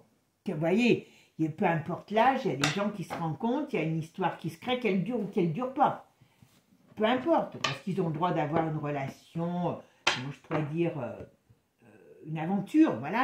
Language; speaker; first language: French; native; French